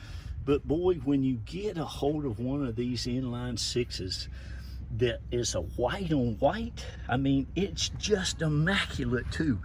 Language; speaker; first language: English; native; English